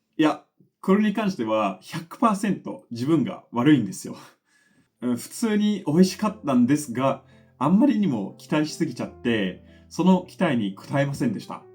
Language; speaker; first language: Japanese; non-native, fluent; English